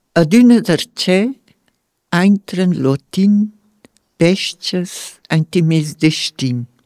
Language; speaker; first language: German; non-native, fluent; Romansh